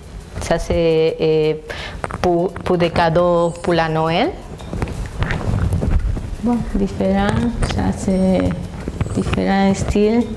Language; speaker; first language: French; non-native, fluent; Spanish